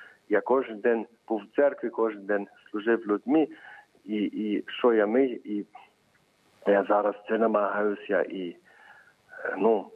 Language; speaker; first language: Ukrainian; early bilingual, heritage; Ukrainian